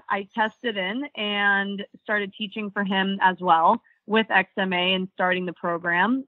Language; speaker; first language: English; native; English